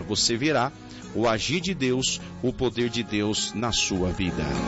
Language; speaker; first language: Portuguese; native; Portuguese